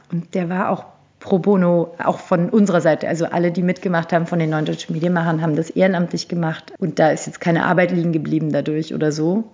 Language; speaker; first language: German; early bilingual, other home language; Turkish